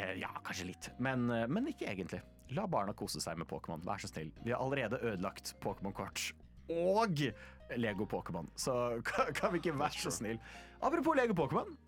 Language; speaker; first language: Norwegian; native; Norwegian